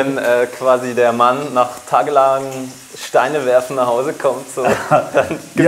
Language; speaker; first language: German; native; German